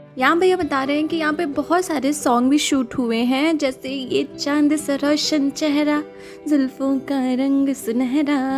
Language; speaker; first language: Hindi; native; Hindi